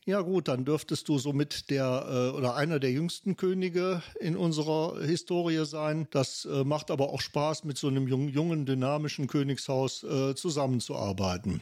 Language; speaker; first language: German; native; German